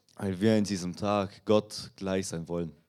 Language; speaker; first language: German; non-native, fluent; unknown